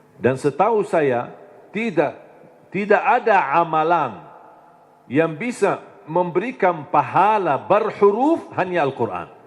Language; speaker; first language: Indonesian; non-native, fluent; Arabic